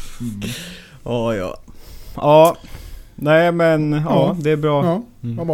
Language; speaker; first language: Swedish; native; Swedish